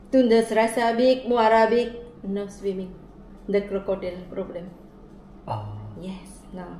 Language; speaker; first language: English; non-native, learner; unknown